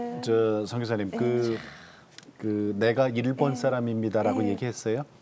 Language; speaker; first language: Korean; native; Korean